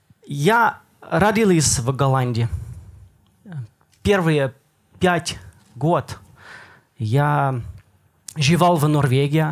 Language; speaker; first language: Russian; non-native, learner; Dutch